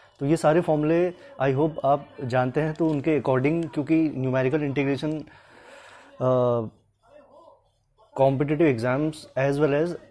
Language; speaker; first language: Hindi; native; Hindi